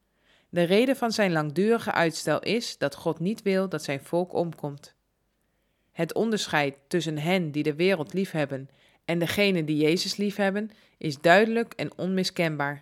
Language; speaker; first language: Dutch; native; Dutch